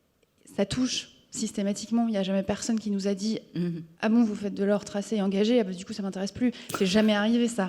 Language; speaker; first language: French; native; French